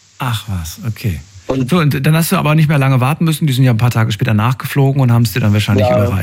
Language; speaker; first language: German; native; German